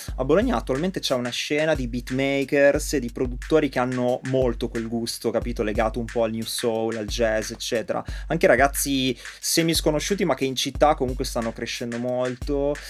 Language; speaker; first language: Italian; native; Italian